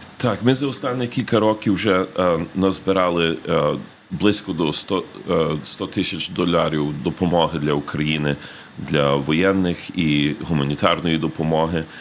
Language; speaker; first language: Ukrainian; early bilingual, heritage; Ukrainian